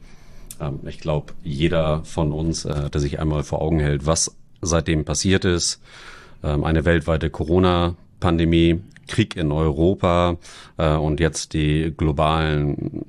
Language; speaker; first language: German; native; German